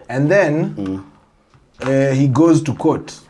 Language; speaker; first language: English; non-native, local second language; Swahili